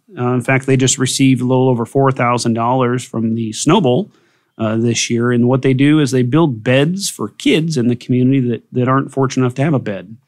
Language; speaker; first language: English; native; English